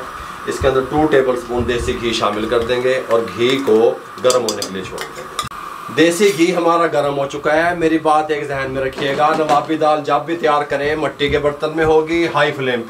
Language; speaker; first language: Hindi; non-native, local second language; Punjabi